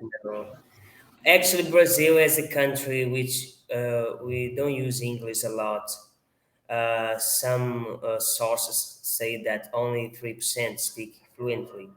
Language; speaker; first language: English; non-native, fluent; Portuguese